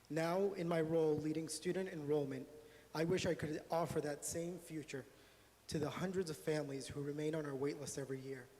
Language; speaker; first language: English; native; English